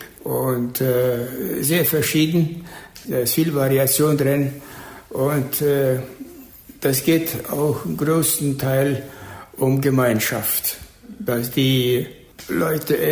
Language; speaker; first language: German; early bilingual, heritage; German